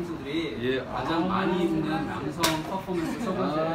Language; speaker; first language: Korean; native; Korean